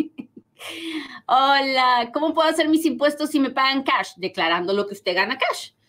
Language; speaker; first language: Spanish; native; Spanish